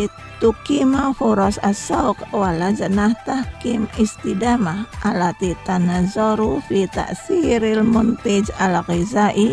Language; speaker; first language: Arabic; non-native, fluent; Indonesian